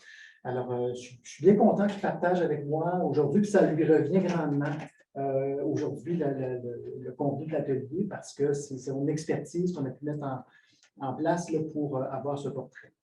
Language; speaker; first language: French; native; French